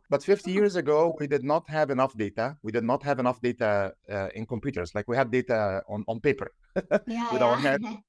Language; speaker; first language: English; non-native, fluent; Arabic